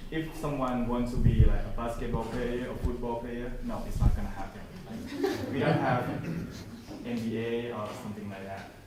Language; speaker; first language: English; non-native, learner; Thai